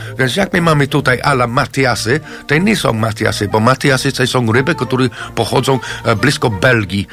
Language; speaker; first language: Polish; non-native, fluent; English